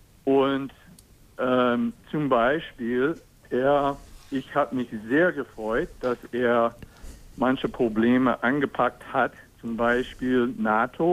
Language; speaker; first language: German; non-native, fluent; English